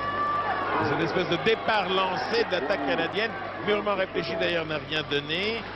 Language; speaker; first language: French; native; French